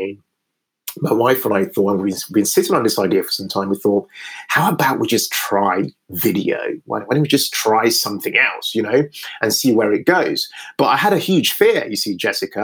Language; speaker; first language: English; non-native, local second language; Yoruba